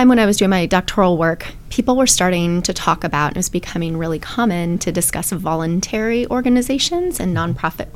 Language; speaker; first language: English; native; English